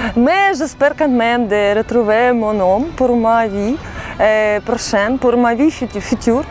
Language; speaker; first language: French; non-native, fluent; Russian